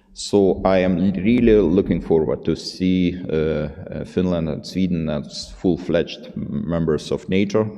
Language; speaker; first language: English; non-native, fluent; Lithuanian